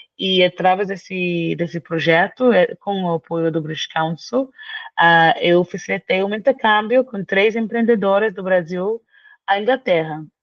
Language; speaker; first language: Portuguese; non-native, fluent; English